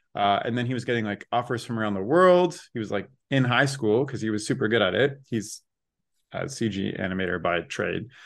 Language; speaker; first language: English; native; English